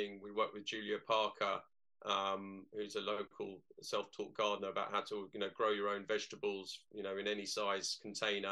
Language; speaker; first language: English; native; English